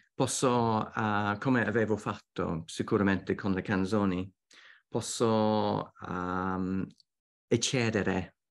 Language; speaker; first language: Italian; non-native, fluent; English